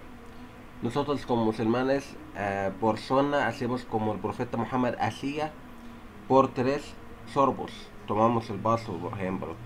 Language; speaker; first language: Spanish; non-native, learner; Arabic